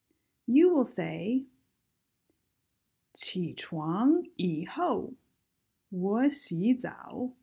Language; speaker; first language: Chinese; non-native, fluent; English